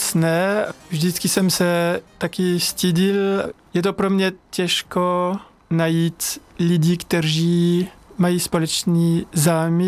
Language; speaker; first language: Czech; non-native, fluent; French